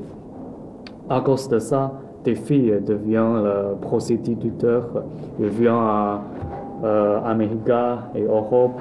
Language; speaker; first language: French; non-native, learner; Chinese